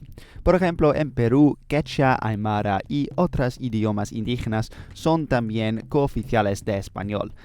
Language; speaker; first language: Spanish; non-native, learner; English